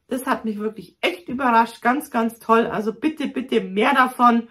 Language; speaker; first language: German; native; German